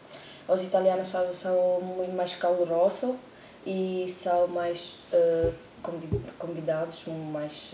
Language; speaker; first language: Portuguese; non-native, learner; Italian